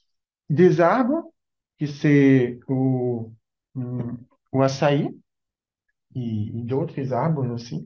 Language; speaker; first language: French; non-native, learner; Portuguese